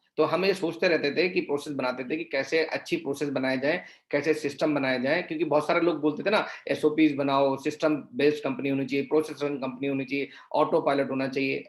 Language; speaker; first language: Hindi; native; Hindi